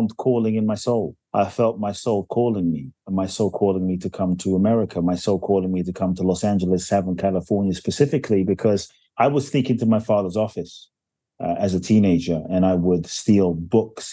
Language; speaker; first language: English; native; English